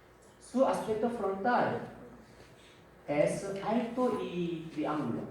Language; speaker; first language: Spanish; non-native, fluent; Korean